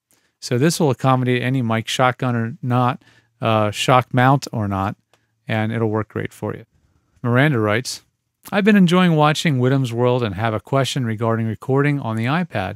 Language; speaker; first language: English; native; English